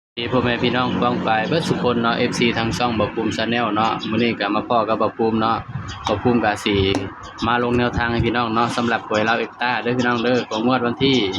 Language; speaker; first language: Thai; non-native, local second language; Northeastern Thai